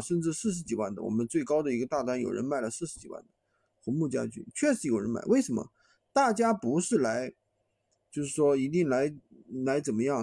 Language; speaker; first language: Chinese; native; Chinese